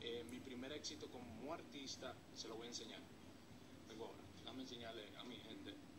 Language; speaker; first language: Spanish; early bilingual, heritage; Spanish